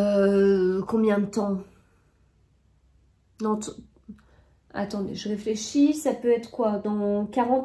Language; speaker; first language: French; native; French